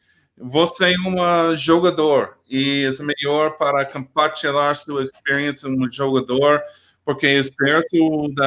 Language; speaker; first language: Portuguese; non-native, learner; English